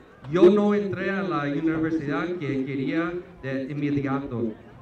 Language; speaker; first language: Spanish; early bilingual, heritage; Spanish